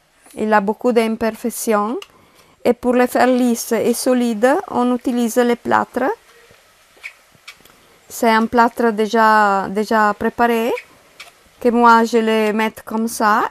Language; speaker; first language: French; non-native, learner; Italian